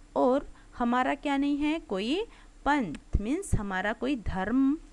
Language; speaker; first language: Hindi; non-native, local second language; Marathi